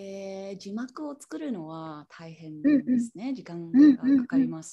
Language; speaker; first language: Japanese; non-native, learner; English